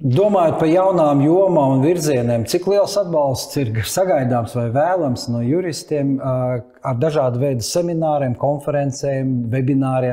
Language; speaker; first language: Latvian; native; Latvian